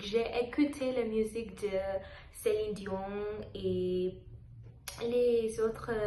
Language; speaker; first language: French; non-native, learner; Telugu